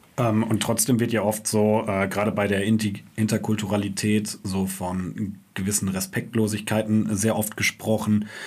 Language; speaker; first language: German; native; German